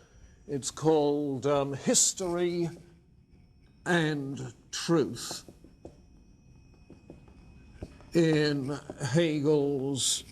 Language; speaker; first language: English; native; English